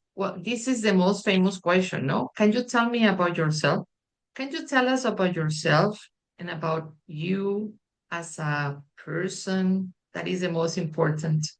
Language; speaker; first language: English; non-native, fluent; Spanish